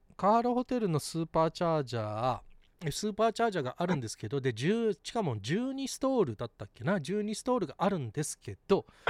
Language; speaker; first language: Japanese; early bilingual, heritage; Japanese